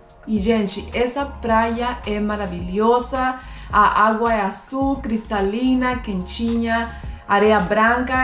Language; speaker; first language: Portuguese; non-native, fluent; Spanish